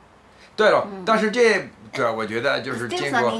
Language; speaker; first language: Chinese; non-native, fluent; English